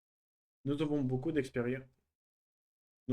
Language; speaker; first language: French; non-native, learner; Russian